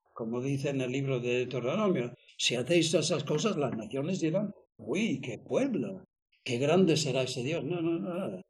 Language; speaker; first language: Spanish; non-native, fluent; English